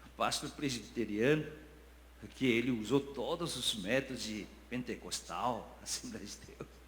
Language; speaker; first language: Portuguese; non-native, fluent; Korean